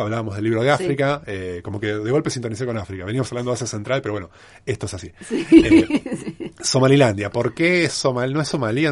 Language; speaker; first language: Spanish; native; Spanish